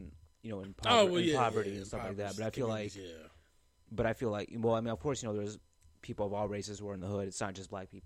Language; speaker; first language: English; native; English